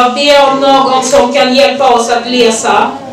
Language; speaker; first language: Swedish; non-native, learner; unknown